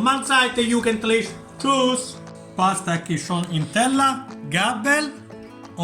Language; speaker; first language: German; non-native, learner; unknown